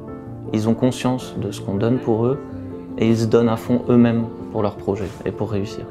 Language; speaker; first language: French; native; French